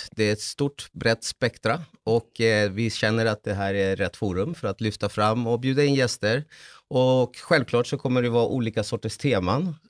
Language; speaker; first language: Swedish; early bilingual, other home language; Spanish